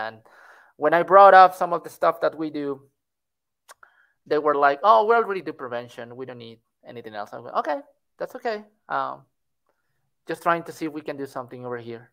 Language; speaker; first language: English; non-native, fluent; Spanish